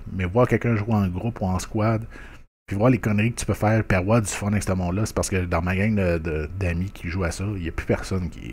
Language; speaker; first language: French; native; French